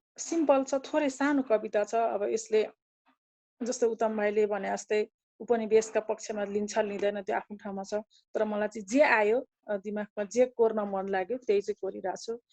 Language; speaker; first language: Nepali; non-native, local second language; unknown